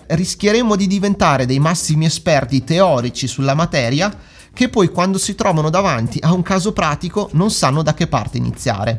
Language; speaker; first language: Italian; native; Italian